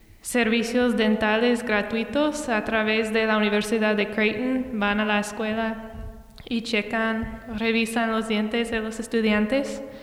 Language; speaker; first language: Spanish; non-native, fluent; English